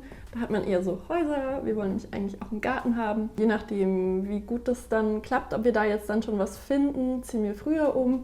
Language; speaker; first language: German; native; German